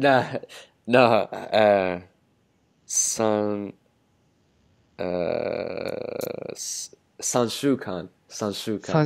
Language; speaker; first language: Japanese; non-native, learner; English